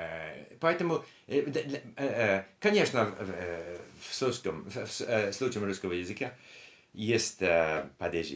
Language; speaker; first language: Russian; non-native, learner; English